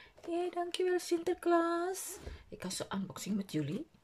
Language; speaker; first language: Dutch; non-native, learner; Indonesian